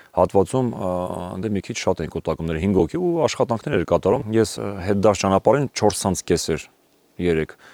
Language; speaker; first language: Armenian; native; Armenian